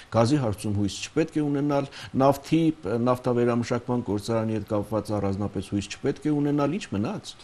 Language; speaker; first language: Armenian; native; Armenian